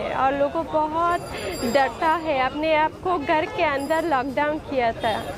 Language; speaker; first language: Hindi; non-native, learner; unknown